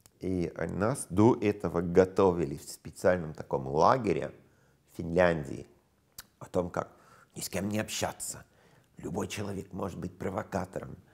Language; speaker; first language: Russian; non-native, fluent; English